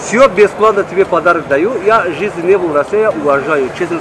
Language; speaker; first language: Russian; non-native, learner; Tajik